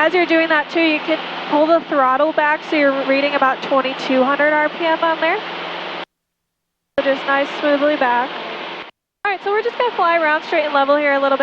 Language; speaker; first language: English; native; English